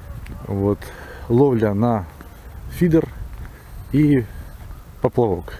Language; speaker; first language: Russian; native; Russian